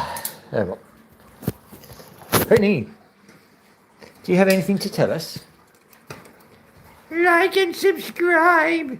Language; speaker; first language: English; native; English